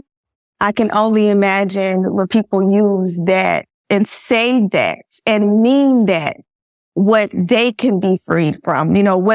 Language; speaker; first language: English; native; English